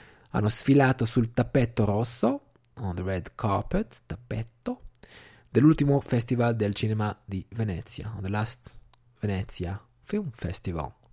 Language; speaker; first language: Italian; non-native, fluent; Hebrew